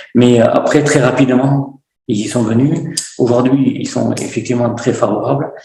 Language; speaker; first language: French; native; French